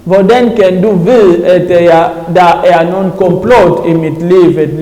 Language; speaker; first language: Danish; non-native, fluent; French